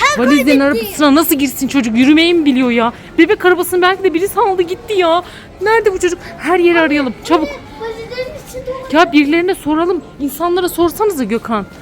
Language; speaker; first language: Turkish; native; Turkish